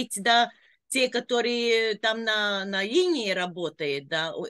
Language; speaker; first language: Russian; non-native, local second language; Latvian